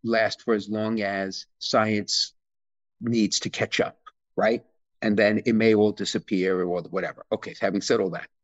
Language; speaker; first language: English; native; English